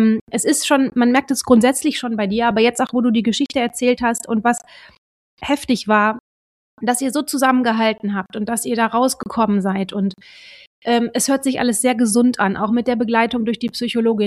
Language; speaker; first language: German; native; German